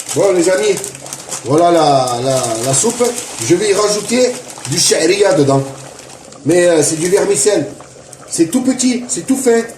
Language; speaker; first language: French; non-native, local second language; Arabic